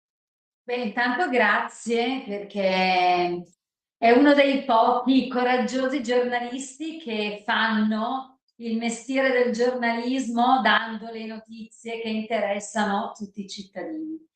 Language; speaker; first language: Italian; native; Italian